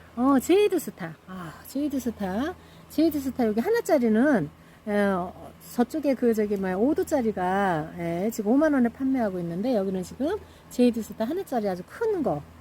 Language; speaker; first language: Korean; native; Korean